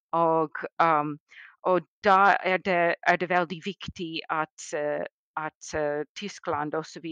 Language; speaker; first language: Norwegian; non-native, fluent; English